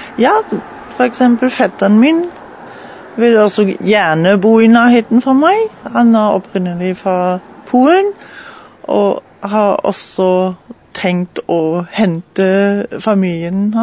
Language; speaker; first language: Norwegian; non-native, learner; German